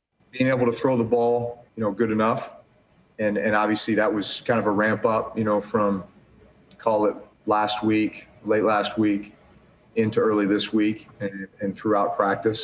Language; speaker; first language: English; native; English